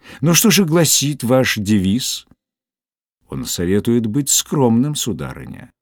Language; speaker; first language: Russian; native; Russian